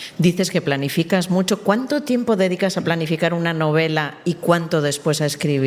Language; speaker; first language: Spanish; native; Spanish